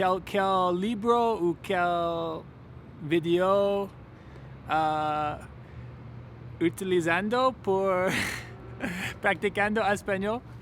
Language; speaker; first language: Spanish; non-native, learner; English